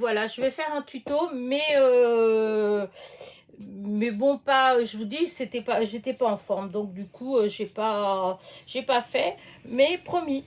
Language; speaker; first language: French; native; French